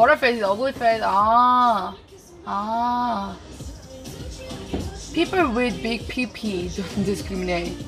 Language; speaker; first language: English; non-native, learner; Korean